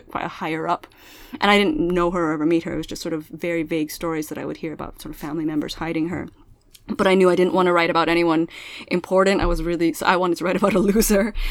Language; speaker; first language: English; early bilingual, other home language; Pangasinan